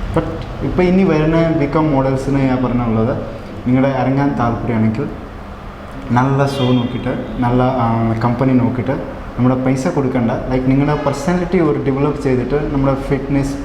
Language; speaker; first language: Malayalam; non-native, fluent; Nepali